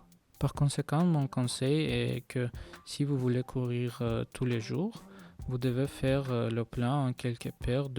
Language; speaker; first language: French; non-native, learner; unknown